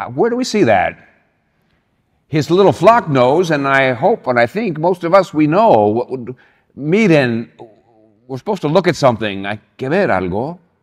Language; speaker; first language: English; early bilingual, other home language; Spanish